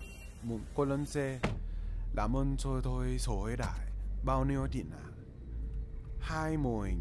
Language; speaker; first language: Vietnamese; non-native, learner; English